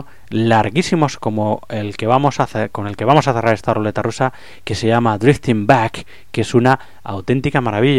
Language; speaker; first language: Spanish; native; Spanish